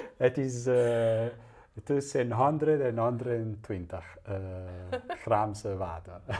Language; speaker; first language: Dutch; non-native, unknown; Italian